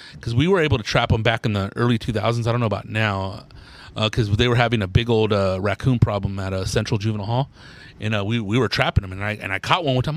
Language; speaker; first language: English; early bilingual, other home language; Spanish